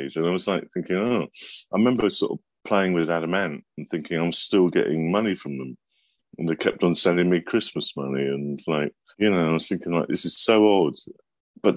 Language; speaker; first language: English; native; English